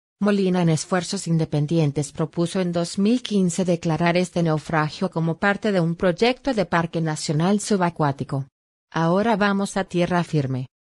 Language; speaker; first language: Spanish; native; Spanish